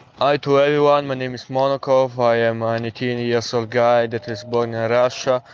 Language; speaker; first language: English; non-native, learner; Russian